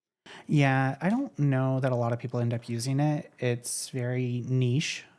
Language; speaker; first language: English; native; English